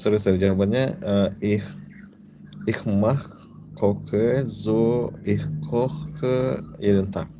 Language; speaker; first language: German; non-native, learner; Indonesian